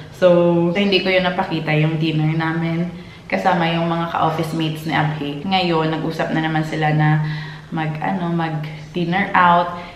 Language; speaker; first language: Filipino; non-native, local second language; Hiligaynon